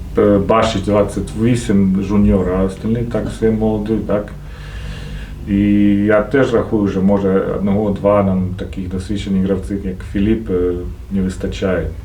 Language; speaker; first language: Ukrainian; non-native, fluent; Croatian